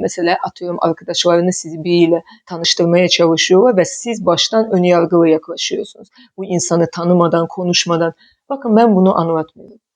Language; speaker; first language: Turkish; non-native, fluent; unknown